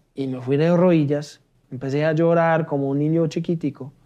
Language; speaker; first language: Spanish; non-native, fluent; German